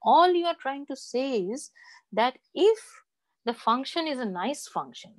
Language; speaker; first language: English; non-native, local second language; Bangla